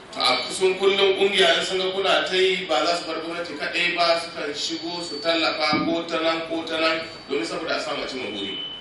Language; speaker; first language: Hausa; native; Hausa